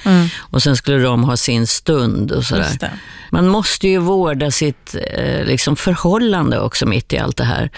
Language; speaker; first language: Swedish; native; Swedish